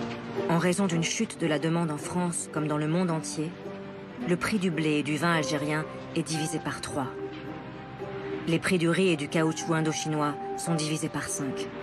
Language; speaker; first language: French; native; French